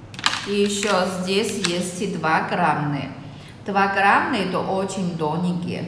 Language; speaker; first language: Russian; non-native, learner; Chinese